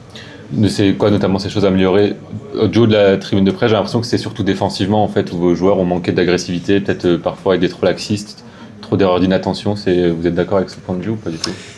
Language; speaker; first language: French; native; French